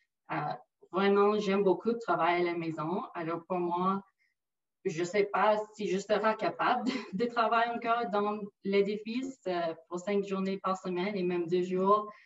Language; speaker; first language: French; non-native, local second language; English